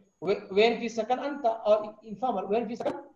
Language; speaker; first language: Arabic; non-native, fluent; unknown